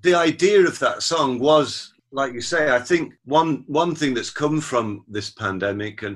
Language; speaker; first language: English; native; English